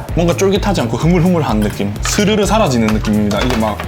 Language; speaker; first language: Korean; native; Korean